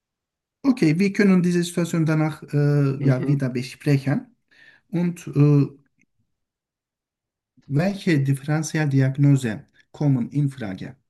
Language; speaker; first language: German; non-native, learner; Turkish